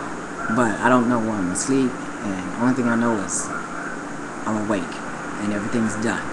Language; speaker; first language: English; native; English